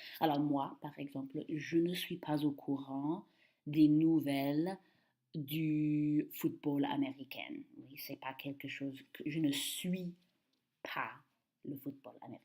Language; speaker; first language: French; non-native, fluent; English